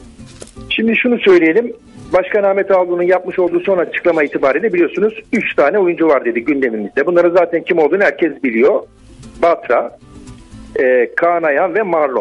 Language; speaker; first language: Turkish; native; Turkish